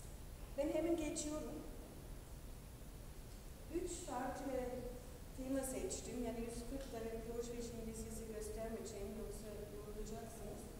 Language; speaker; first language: Turkish; non-native, fluent; German